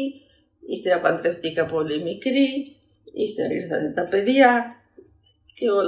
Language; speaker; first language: Greek; early bilingual, heritage; Greek